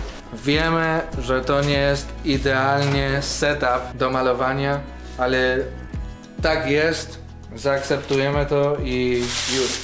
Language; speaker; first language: Polish; non-native, learner; Spanish